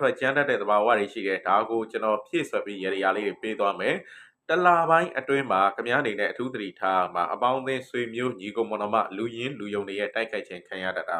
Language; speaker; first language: Burmese; native; Burmese